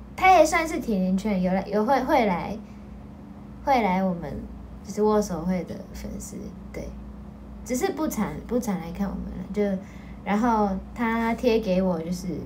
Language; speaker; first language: Chinese; non-native, fluent; Japanese